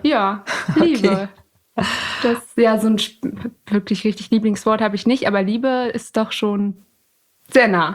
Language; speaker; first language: German; early bilingual, other home language; Persian